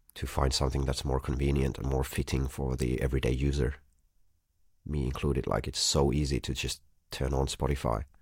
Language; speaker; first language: English; non-native, fluent; Finnish